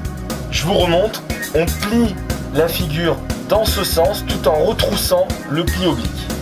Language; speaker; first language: French; native; French